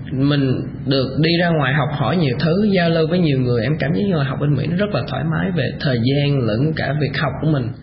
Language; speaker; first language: Vietnamese; native; Vietnamese